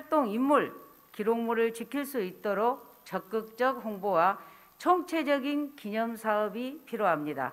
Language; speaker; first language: Korean; native; Korean